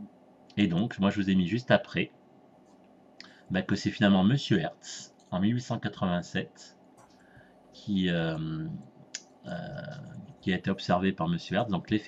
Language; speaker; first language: French; native; French